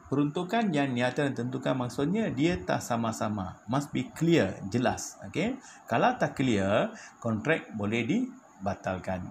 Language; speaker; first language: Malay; non-native, local second language; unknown